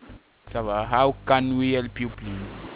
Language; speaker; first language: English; non-native, learner; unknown